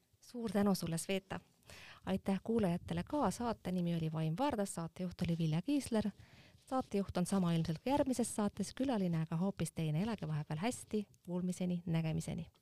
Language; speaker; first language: Estonian; non-native, local second language; Russian